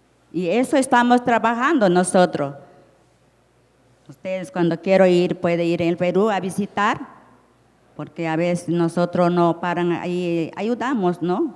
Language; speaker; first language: Spanish; non-native, local second language; Shipibo-Conibo